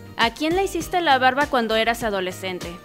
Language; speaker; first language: Spanish; native; Spanish